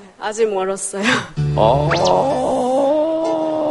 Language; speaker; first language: Korean; non-native, fluent; Japanese